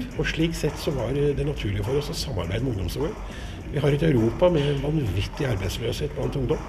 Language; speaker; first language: Norwegian; native; Norwegian